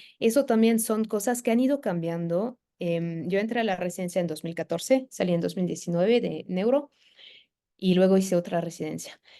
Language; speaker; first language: Spanish; non-native, fluent; French